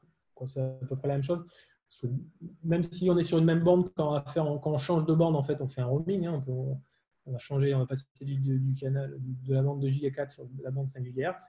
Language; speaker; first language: French; native; French